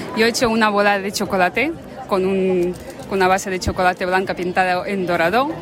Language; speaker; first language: Spanish; non-native, fluent; Ukrainian